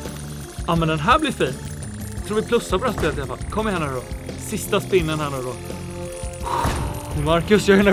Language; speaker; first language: Swedish; native; Swedish